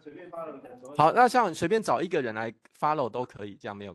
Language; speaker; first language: Chinese; native; Chinese